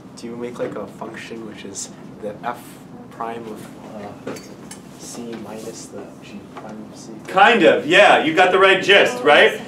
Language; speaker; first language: English; native; English